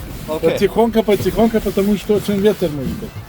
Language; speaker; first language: Russian; non-native, learner; Bulgarian